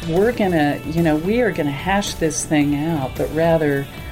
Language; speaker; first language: English; native; English